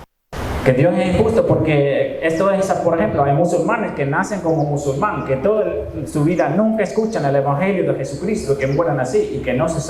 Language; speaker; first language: Spanish; non-native, fluent; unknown